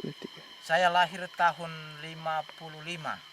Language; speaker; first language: Indonesian; non-native, local second language; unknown